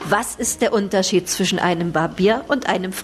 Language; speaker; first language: German; native; German